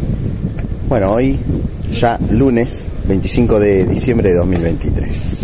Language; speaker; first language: Spanish; native; Spanish